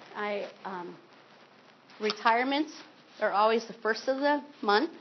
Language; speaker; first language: English; native; English